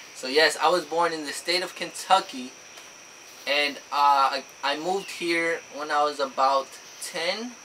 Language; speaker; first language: English; native; English